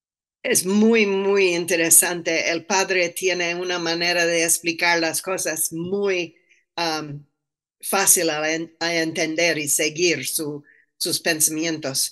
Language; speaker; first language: Spanish; non-native, fluent; English